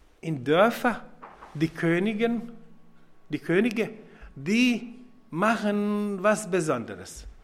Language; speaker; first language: German; non-native, fluent; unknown